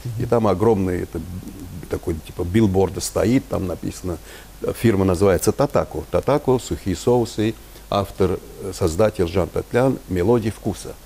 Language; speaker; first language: Russian; non-native, local second language; Armenian